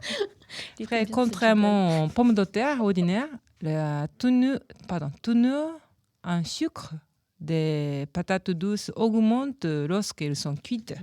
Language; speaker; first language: French; non-native, learner; Japanese